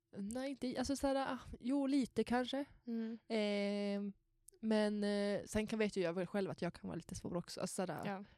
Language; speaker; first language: Swedish; native; Swedish